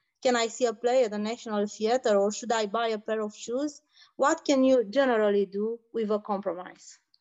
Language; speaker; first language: English; non-native, fluent; Romanian